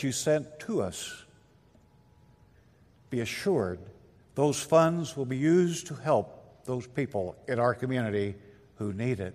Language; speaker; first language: English; native; English